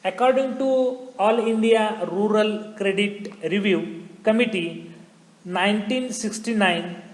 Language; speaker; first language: English; non-native, local second language; Marathi